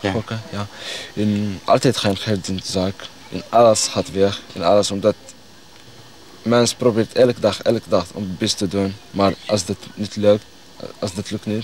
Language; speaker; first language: Dutch; non-native, learner; Arabic